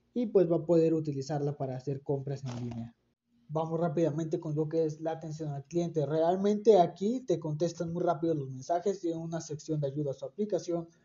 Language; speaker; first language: Spanish; native; Spanish